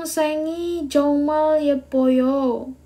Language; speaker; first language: Korean; non-native, learner; Indonesian